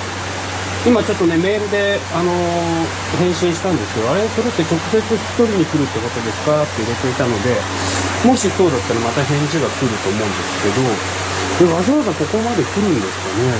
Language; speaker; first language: Japanese; native; Japanese